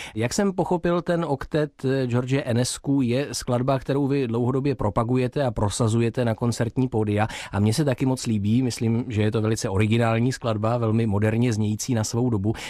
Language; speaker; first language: Czech; native; Czech